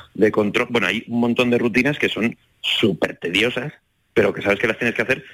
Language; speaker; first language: Spanish; native; Spanish